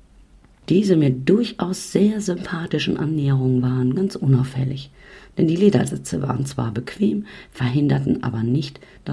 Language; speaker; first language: German; native; German